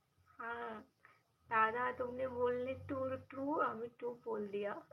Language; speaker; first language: Hindi; non-native, local second language; Bangla